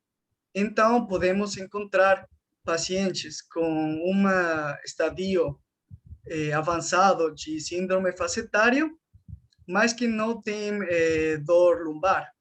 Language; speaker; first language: Portuguese; non-native, fluent; Spanish